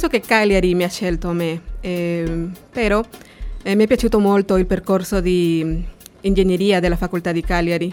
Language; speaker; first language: Italian; non-native, fluent; Spanish